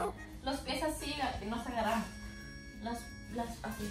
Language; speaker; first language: Spanish; early bilingual, heritage; Spanish